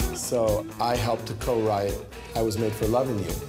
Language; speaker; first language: English; native; English